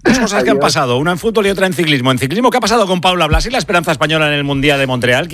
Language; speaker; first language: Spanish; native; Spanish